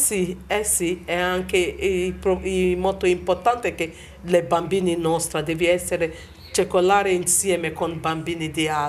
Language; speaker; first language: Italian; non-native, learner; Bini